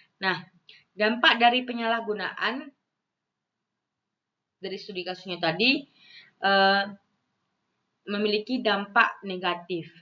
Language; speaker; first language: Indonesian; non-native, local second language; Balinese